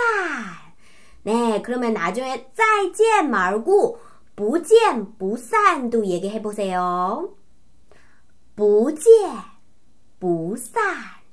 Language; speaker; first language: Korean; non-native, fluent; Chinese